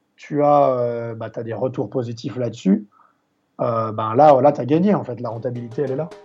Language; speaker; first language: French; native; French